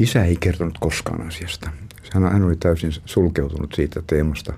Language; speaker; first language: Finnish; native; Finnish